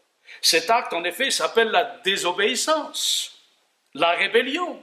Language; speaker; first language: French; native; French